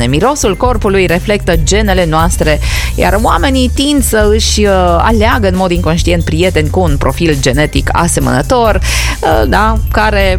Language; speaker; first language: Romanian; native; Romanian